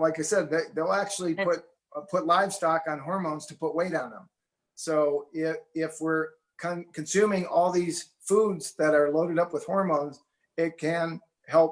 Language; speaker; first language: English; native; English